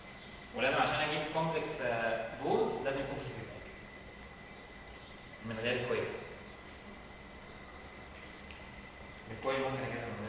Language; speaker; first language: Arabic; native; Arabic